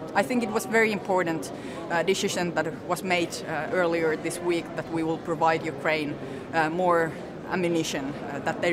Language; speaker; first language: English; non-native, fluent; Finnish